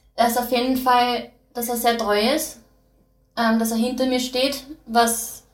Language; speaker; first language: German; native; German